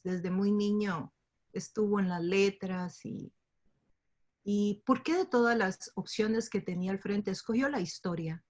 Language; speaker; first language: Spanish; native; Spanish